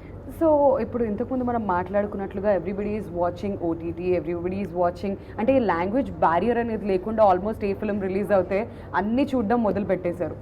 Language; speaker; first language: Telugu; native; Telugu